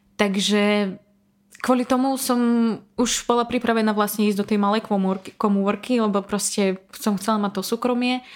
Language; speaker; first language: Slovak; non-native, fluent; Russian